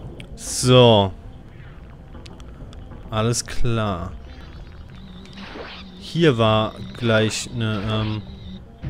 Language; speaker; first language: German; native; German